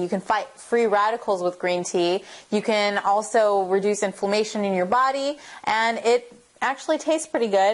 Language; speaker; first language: English; native; English